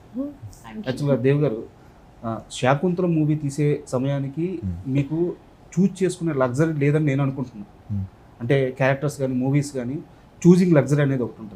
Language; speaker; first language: Telugu; native; Telugu